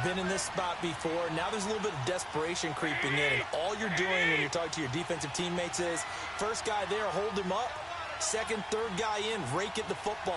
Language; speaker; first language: English; native; English